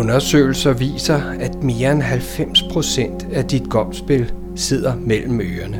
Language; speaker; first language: Danish; native; Danish